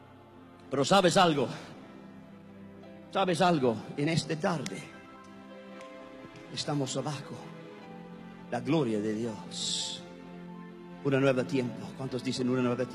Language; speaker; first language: Spanish; non-native, learner; English